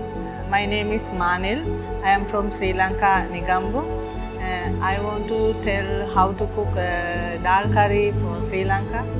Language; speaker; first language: English; non-native, learner; Sinhala